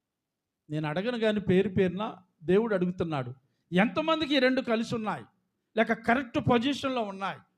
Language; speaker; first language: Telugu; native; Telugu